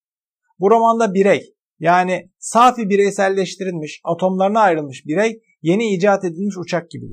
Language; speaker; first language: Turkish; native; Turkish